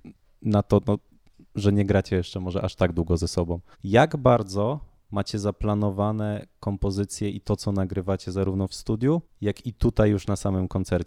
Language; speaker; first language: Polish; native; Polish